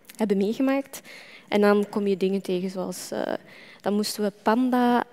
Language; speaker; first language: Dutch; non-native, fluent; Arabic